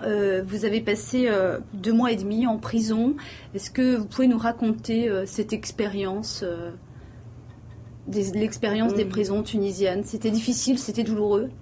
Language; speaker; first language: French; native; French